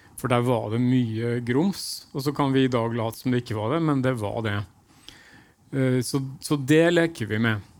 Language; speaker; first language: Norwegian; native; Norwegian